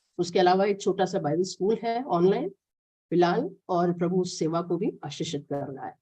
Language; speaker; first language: Hindi; non-native, local second language; Malayalam